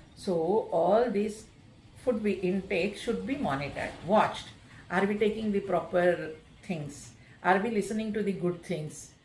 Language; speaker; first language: English; non-native, local second language; Kannada